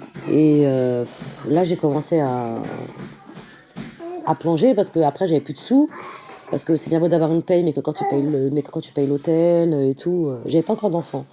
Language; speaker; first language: French; native; French